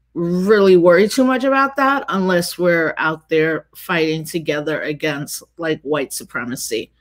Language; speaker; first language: English; native; English